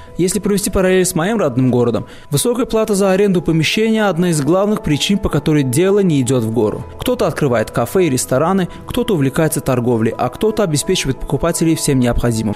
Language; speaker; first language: Russian; non-native, local second language; Azerbaijani